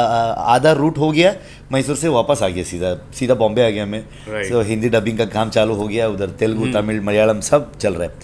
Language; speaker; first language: Hindi; non-native, local second language; Kannada